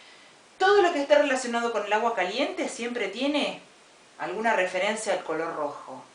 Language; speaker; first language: Spanish; native; Spanish